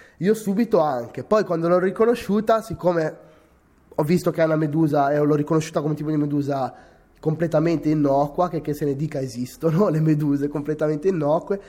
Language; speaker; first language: Italian; native; Italian